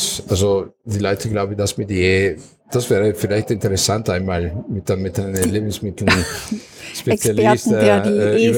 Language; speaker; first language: German; non-native, fluent; Italian